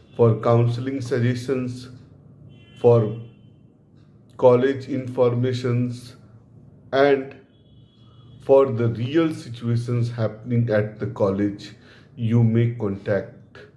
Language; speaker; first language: English; non-native, local second language; Hindi